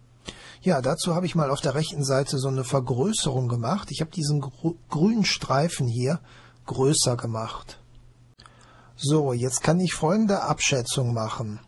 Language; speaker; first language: German; native; German